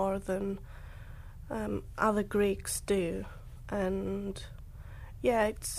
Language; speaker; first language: English; non-native, fluent; Greek